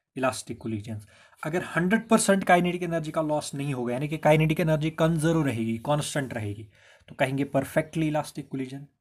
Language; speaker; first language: Hindi; non-native, local second language; Kashmiri